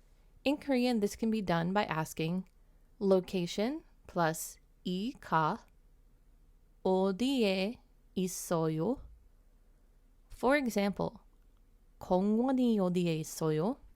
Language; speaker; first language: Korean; non-native, fluent; English